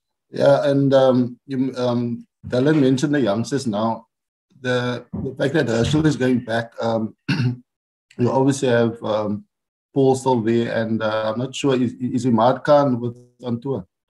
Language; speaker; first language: English; non-native, local second language; Afrikaans